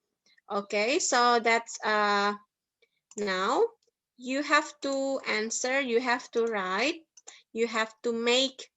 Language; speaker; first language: English; non-native, fluent; Indonesian